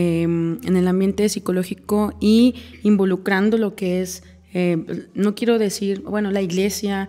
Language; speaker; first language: Spanish; native; Spanish